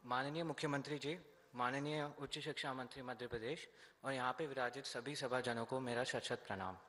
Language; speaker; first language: Hindi; native; Hindi